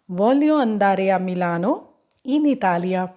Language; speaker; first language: Italian; non-native, fluent; Punjabi